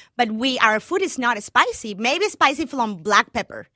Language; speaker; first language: English; non-native, fluent; Spanish